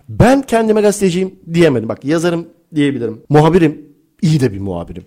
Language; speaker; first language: Turkish; native; Turkish